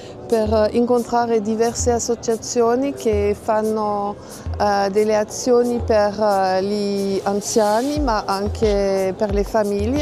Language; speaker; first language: Italian; non-native, fluent; French